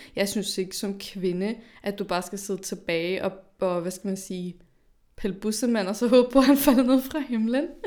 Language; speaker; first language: Danish; early bilingual, other home language; Arabic